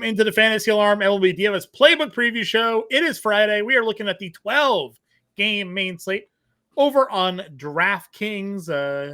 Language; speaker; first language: English; native; English